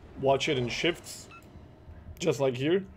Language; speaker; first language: English; non-native, fluent; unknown